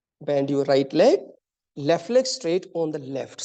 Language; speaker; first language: English; non-native, local second language; Hindi